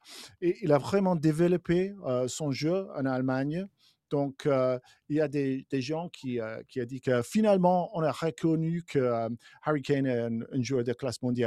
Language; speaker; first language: French; non-native, fluent; English